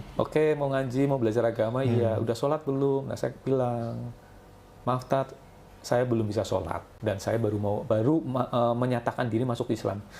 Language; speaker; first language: Indonesian; non-native, local second language; Javanese